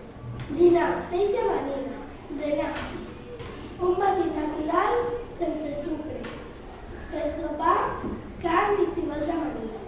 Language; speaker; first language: Catalan; non-native, local second language; Spanish